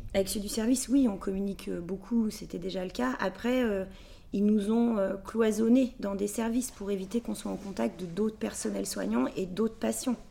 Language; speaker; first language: French; native; French